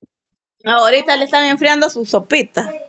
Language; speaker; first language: Spanish; native; Spanish